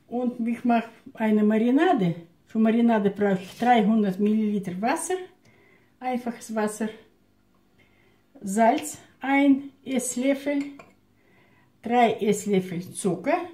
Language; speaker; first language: German; non-native, fluent; Russian